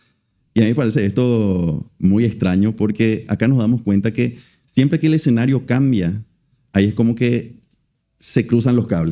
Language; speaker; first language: Spanish; native; Spanish